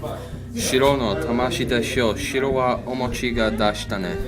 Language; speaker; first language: Japanese; non-native, learner; English